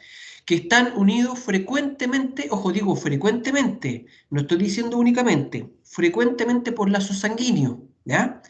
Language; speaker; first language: Spanish; native; Spanish